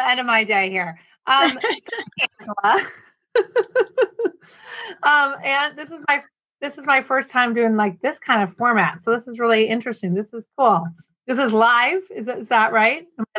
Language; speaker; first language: English; native; English